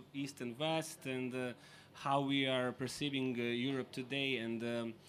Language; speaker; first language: English; non-native, fluent; Serbian